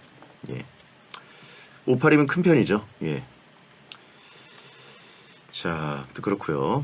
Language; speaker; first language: Korean; native; Korean